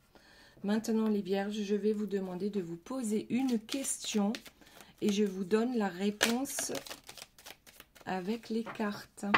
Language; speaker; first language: French; native; French